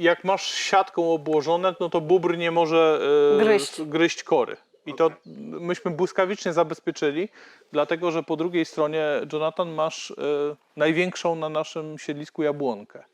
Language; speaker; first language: Polish; native; Polish